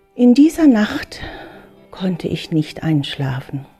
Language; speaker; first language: German; early bilingual, other home language; Filipino